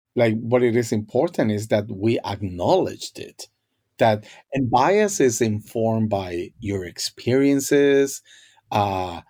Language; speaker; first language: English; non-native, fluent; Spanish